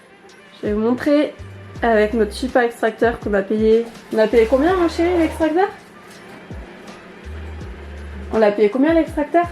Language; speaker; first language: French; native; French